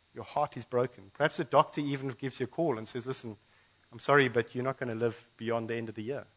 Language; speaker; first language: English; native; English